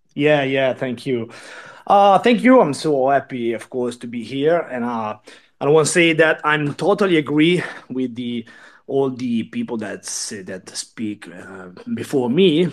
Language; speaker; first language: English; non-native, learner; Italian